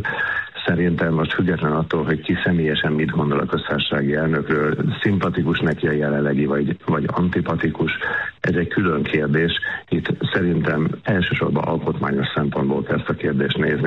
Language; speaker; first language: Hungarian; native; Hungarian